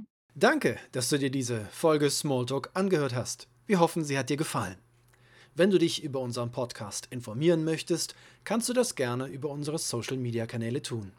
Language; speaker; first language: German; native; German